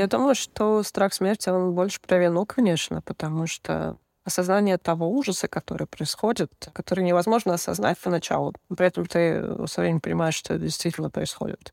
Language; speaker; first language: Russian; native; Russian